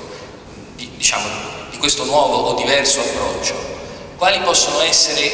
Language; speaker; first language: Italian; native; Italian